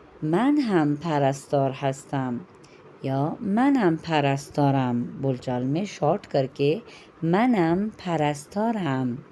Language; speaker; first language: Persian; non-native, fluent; Urdu